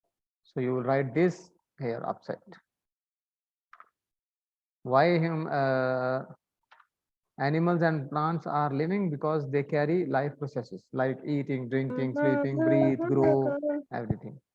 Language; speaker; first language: English; non-native, learner; Arabic